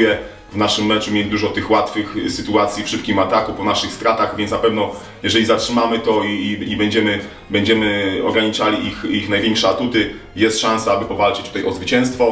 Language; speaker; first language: Polish; native; Polish